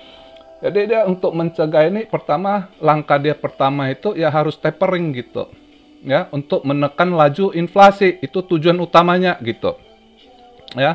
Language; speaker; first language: Indonesian; native; Indonesian